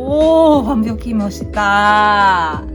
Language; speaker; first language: Korean; non-native, learner; English